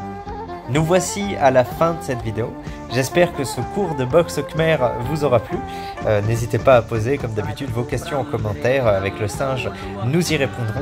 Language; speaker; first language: French; native; French